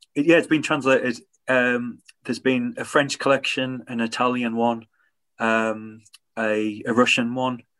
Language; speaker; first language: English; native; English